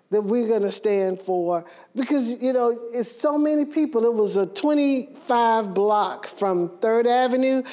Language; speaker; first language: English; native; English